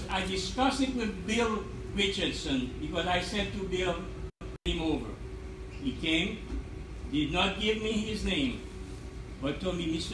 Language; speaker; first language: English; non-native, fluent; Haitian Creole